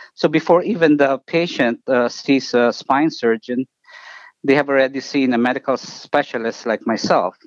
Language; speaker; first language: English; non-native, local second language; Filipino